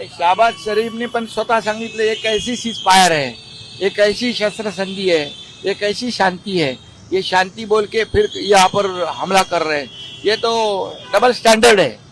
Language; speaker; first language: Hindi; non-native, local second language; Marathi